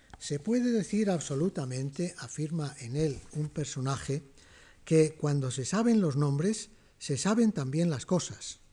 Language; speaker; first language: Spanish; native; Spanish